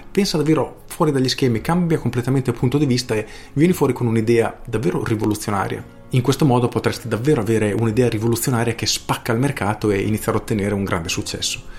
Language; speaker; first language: Italian; native; Italian